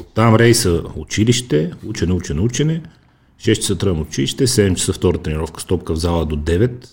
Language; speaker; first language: Bulgarian; native; Bulgarian